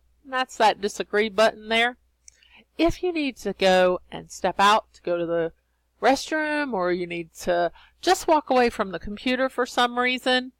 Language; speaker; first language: English; native; English